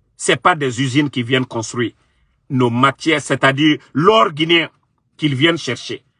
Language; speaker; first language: French; non-native, local second language; Mandingo